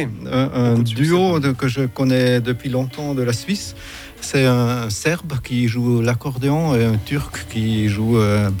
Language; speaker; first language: French; non-native, fluent; German